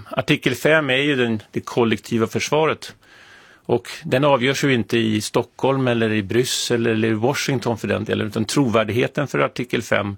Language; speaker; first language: Swedish; native; Swedish